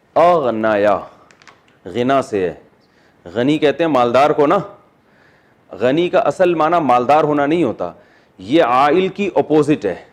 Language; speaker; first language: Urdu; native; Urdu